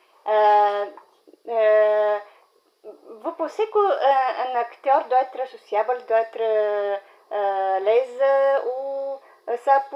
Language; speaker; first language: French; non-native, learner; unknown